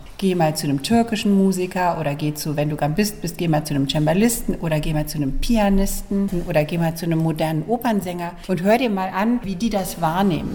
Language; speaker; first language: German; native; German